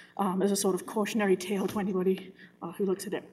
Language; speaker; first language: English; native; English